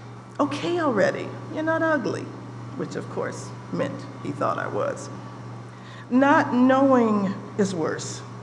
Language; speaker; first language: English; native; English